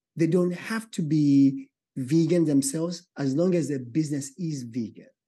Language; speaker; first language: English; non-native, local second language; Yoruba